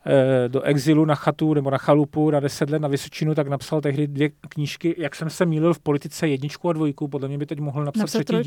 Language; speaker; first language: Czech; native; Czech